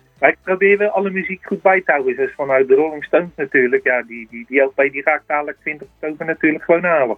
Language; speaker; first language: Dutch; native; Dutch